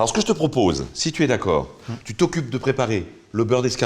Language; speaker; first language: French; native; French